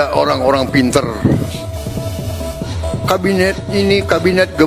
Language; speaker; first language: Indonesian; native; Indonesian